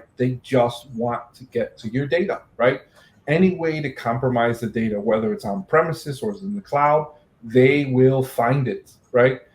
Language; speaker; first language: English; native; English